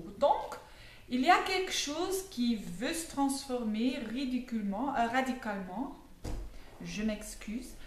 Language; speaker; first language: French; non-native, fluent; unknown